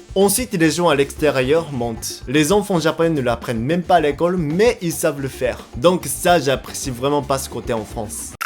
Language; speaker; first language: French; non-native, fluent; Japanese